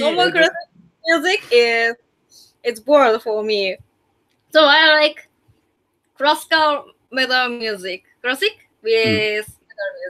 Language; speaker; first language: English; non-native, learner; Japanese